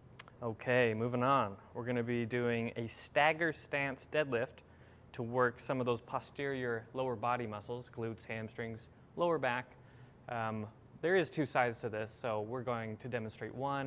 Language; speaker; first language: English; native; English